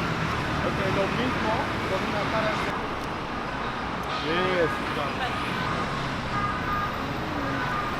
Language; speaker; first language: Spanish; non-native, fluent; English